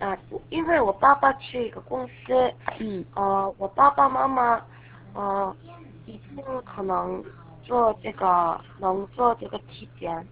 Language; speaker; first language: Chinese; non-native, learner; Korean